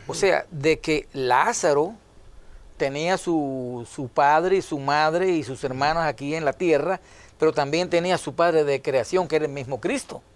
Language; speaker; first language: Spanish; native; Spanish